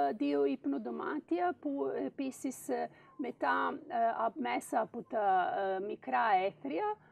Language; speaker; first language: Greek; non-native, fluent; Serbian